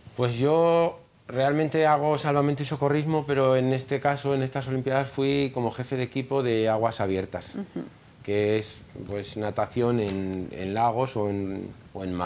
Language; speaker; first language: Spanish; native; Spanish